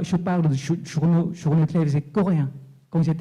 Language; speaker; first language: French; non-native, fluent; Korean